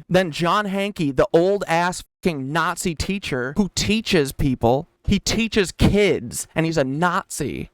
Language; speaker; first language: English; native; English